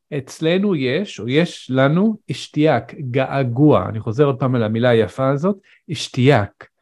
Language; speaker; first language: Hebrew; non-native, local second language; Arabic